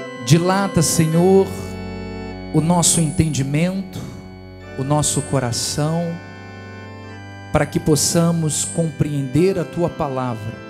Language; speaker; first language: Portuguese; native; Portuguese